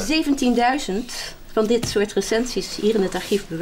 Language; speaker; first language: Dutch; native; Dutch